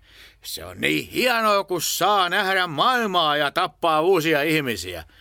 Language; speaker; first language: Finnish; native; Finnish